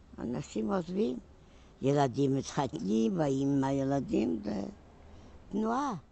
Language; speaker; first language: Hebrew; non-native, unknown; German